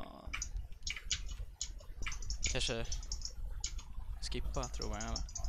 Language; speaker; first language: Swedish; native; Swedish